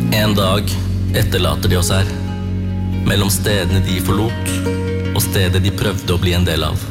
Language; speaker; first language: Norwegian; early bilingual, other home language; Tamil